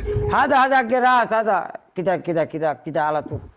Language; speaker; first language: Arabic; non-native, learner; Bangla